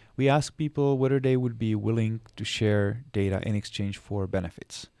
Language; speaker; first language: English; non-native, fluent; Czech